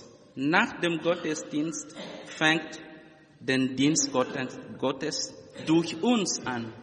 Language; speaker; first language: German; non-native, fluent; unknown